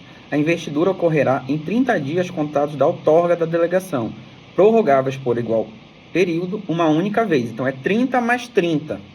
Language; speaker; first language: Portuguese; native; Portuguese